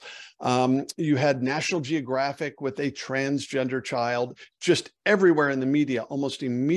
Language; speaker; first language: English; native; English